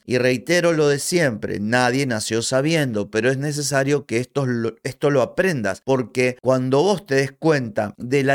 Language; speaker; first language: Spanish; native; Spanish